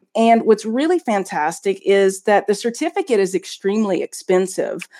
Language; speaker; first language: English; native; English